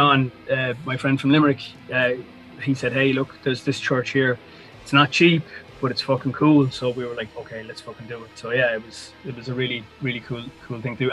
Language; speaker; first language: English; native; English